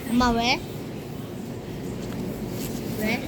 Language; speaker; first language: Korean; early bilingual, heritage; Korean